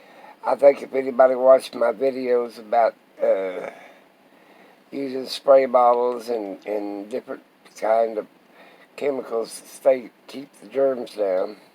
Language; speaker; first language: English; native; English